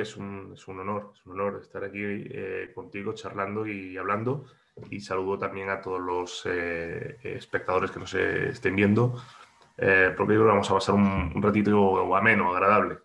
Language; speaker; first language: Spanish; native; Spanish